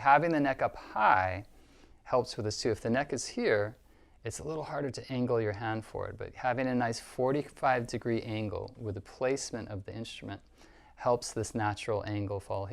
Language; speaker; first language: English; native; English